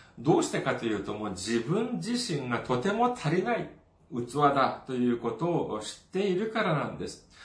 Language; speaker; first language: Japanese; non-native, fluent; Korean